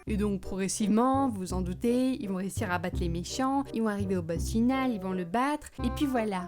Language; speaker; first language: French; native; French